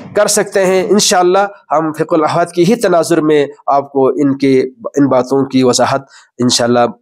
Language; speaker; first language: Urdu; non-native, local second language; Balti